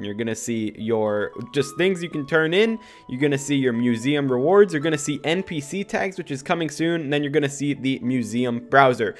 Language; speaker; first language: English; native; English